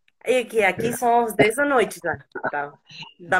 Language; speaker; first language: Portuguese; non-native, fluent; Spanish